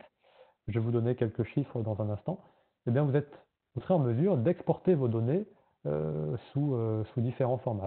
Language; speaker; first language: French; native; French